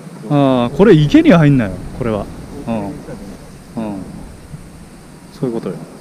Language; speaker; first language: Japanese; native; Japanese